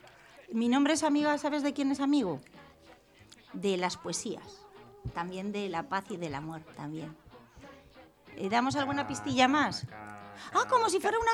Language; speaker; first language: Spanish; native; Spanish